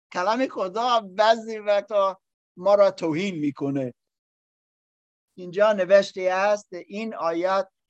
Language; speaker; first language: Persian; non-native, learner; English